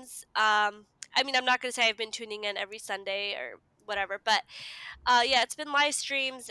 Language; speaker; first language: English; native; English